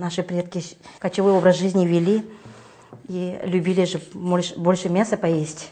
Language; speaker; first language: Russian; non-native, local second language; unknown